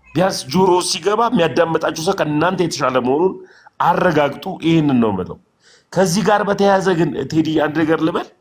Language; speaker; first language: Amharic; non-native, local second language; Oromo